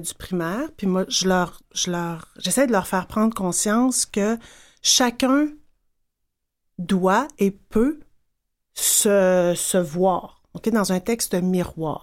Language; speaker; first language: French; native; French